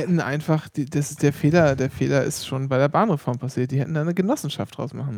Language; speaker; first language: German; native; German